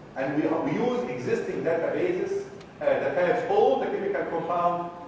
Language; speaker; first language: English; non-native, fluent; Arabic